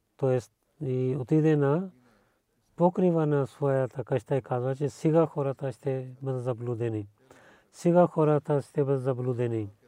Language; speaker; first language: Bulgarian; non-native, learner; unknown